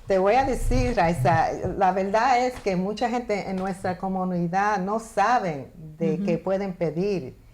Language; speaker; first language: Spanish; early bilingual, heritage; Spanish